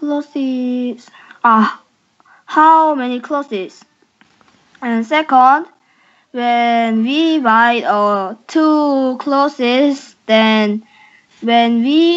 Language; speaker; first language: English; non-native, learner; Korean